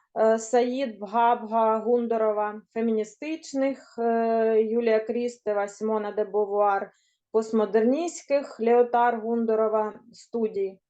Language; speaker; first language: Ukrainian; native; Ukrainian